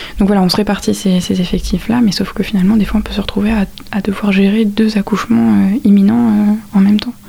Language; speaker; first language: French; native; French